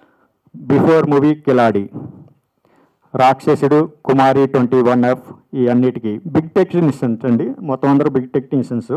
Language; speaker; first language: Telugu; native; Telugu